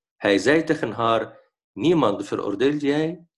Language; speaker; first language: Dutch; non-native, learner; Arabic